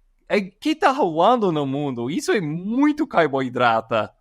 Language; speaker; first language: Portuguese; non-native, fluent; English